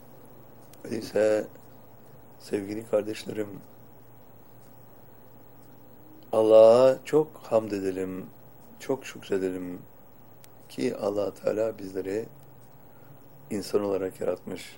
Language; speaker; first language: Turkish; native; Turkish